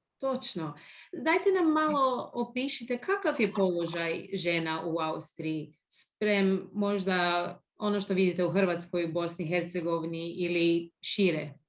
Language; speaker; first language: Bosnian; early bilingual, heritage; Croatian